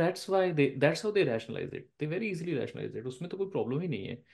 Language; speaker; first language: Hindi; non-native, local second language; Bangla